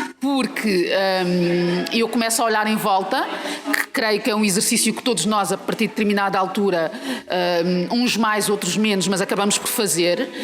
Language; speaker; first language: Portuguese; native; Portuguese